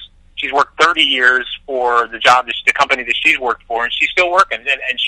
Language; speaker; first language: English; native; English